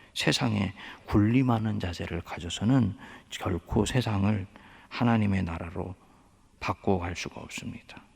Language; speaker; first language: Korean; native; Korean